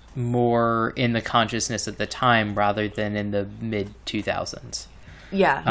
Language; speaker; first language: English; native; English